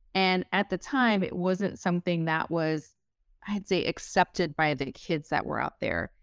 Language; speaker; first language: English; native; English